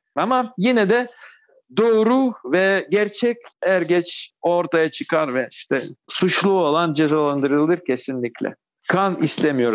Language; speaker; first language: Turkish; non-native, fluent; Russian